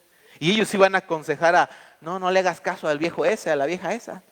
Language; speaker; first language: Spanish; native; Spanish